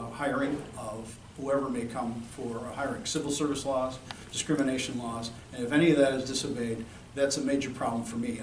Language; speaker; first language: English; native; English